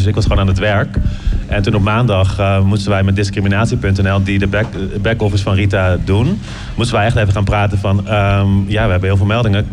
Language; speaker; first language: Dutch; native; Dutch